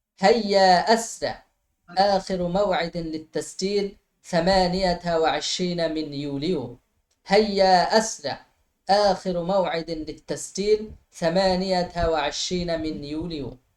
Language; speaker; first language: Arabic; non-native, fluent; Bangla